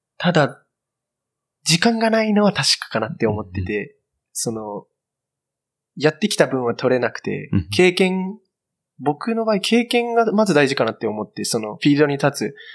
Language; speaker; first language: Japanese; native; Japanese